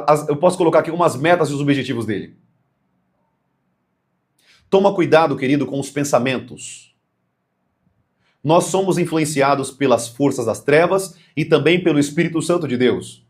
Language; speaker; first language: Portuguese; native; Portuguese